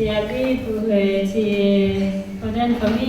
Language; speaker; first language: Danish; non-native, learner; Kinyarwanda